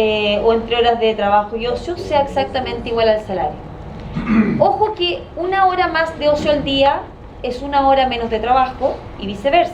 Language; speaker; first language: Spanish; native; Spanish